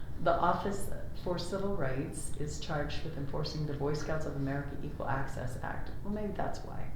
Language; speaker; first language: English; native; English